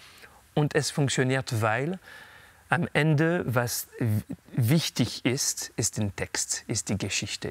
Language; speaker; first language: German; non-native, fluent; French